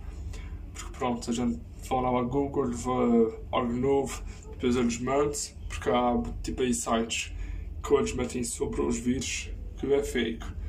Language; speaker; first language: Portuguese; early bilingual, heritage; Portuguese